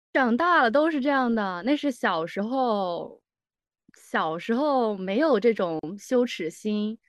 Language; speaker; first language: Chinese; native; Chinese